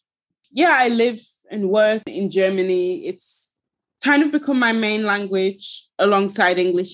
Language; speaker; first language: English; early bilingual, other home language; Ga